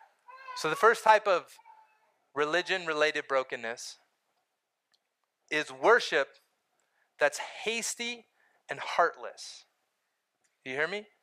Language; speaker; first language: English; native; English